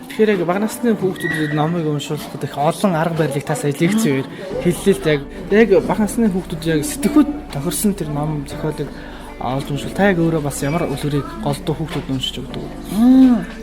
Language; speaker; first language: Mongolian; native; Mongolian